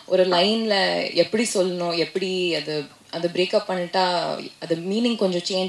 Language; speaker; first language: Tamil; non-native, learner; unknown